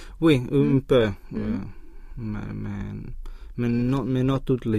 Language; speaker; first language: French; non-native, learner; Swedish